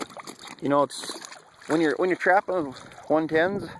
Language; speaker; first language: English; native; English